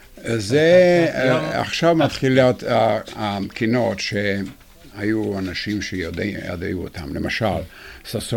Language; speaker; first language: Hebrew; non-native, fluent; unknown